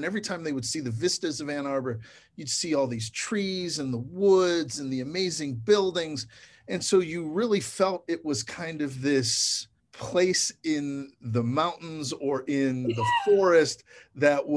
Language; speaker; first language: English; native; English